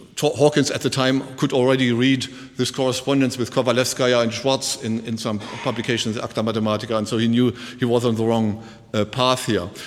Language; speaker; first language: English; non-native, fluent; German